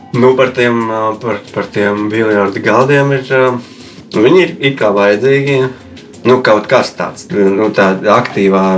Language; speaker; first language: Latvian; non-native, local second language; Russian